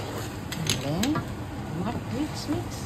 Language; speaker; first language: English; non-native, learner; Filipino